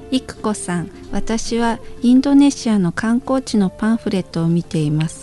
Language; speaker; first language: Japanese; non-native, learner; Indonesian